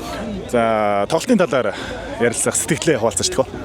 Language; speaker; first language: Mongolian; native; Mongolian